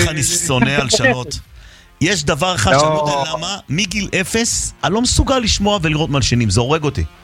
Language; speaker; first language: Hebrew; native; Hebrew